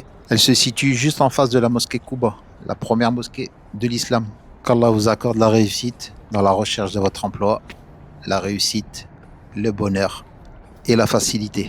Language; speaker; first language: French; native; French